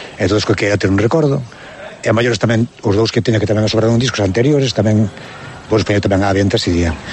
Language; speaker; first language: Galician; native; Galician